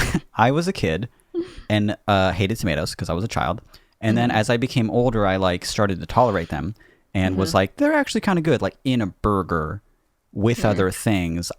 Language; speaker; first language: English; native; English